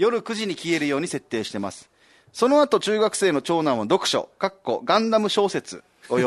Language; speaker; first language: Japanese; native; Japanese